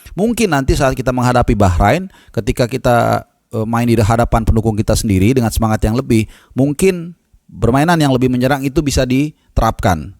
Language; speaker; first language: Indonesian; native; Indonesian